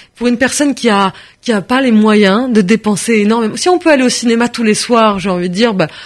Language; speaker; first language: French; native; French